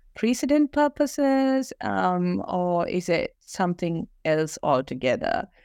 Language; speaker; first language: English; non-native, local second language; Malayalam